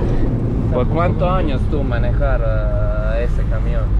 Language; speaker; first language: Spanish; non-native, learner; Croatian